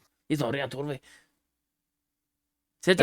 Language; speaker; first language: French; native; French